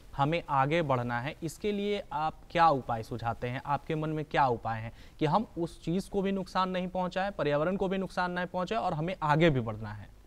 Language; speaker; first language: Hindi; native; Hindi